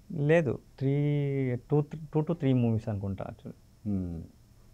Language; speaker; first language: Telugu; non-native, learner; Kannada